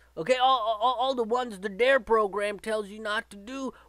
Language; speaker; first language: English; native; English